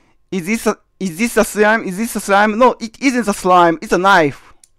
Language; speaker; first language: English; non-native, learner; Japanese